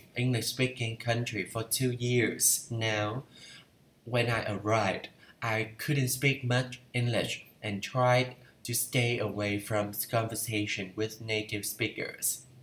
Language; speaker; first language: English; non-native, fluent; Vietnamese